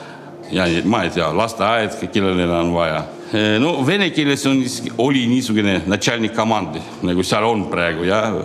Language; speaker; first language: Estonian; non-native, local second language; Russian